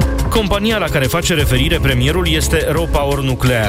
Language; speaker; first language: Romanian; native; Romanian